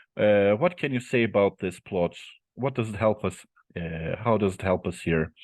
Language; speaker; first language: English; non-native, fluent; Turkish